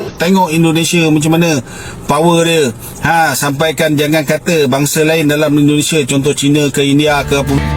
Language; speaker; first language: Malay; native; Malay